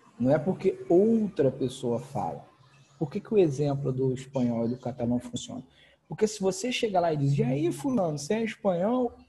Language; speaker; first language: Portuguese; native; Portuguese